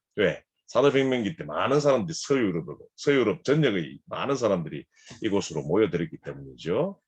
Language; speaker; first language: Korean; native; Korean